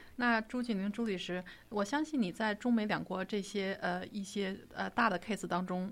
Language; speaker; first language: Chinese; native; Chinese